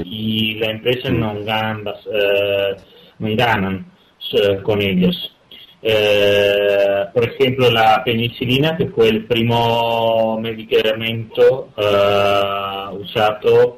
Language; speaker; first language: Spanish; non-native, fluent; Italian